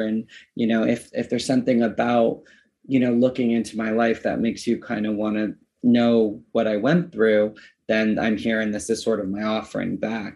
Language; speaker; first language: English; native; English